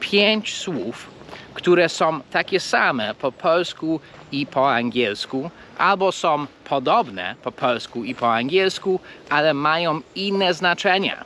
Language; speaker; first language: Polish; non-native, fluent; English